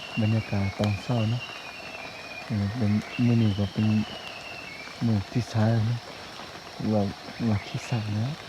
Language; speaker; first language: Thai; non-native, local second language; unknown